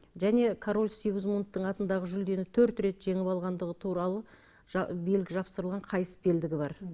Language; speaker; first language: Kazakh; native; Kazakh